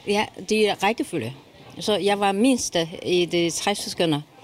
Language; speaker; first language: Danish; non-native, learner; Chinese